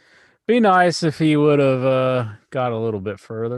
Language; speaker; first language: English; native; English